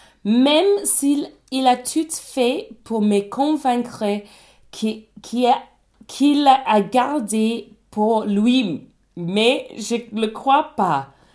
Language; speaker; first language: French; non-native, learner; English